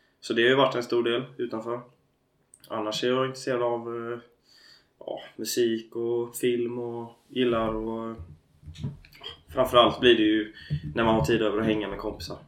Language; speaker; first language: Swedish; native; Swedish